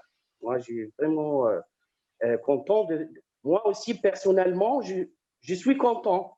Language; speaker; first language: French; non-native, fluent; Arabic